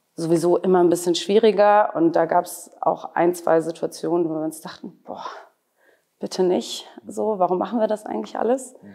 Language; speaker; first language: German; native; German